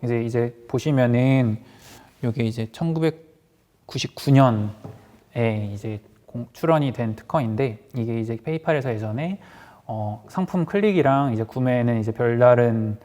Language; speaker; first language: Korean; native; Korean